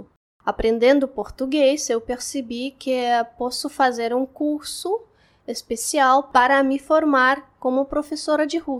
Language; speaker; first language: Portuguese; non-native, fluent; Russian